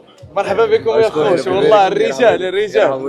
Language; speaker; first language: Arabic; native; Arabic